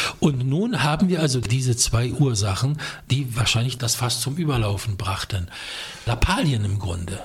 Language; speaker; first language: German; non-native, fluent; Polish